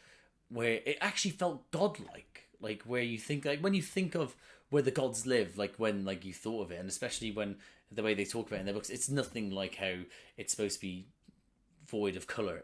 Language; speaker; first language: English; native; English